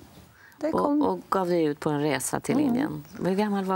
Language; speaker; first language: Swedish; native; Swedish